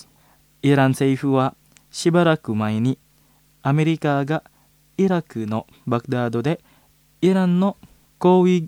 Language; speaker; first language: Japanese; non-native, fluent; Indonesian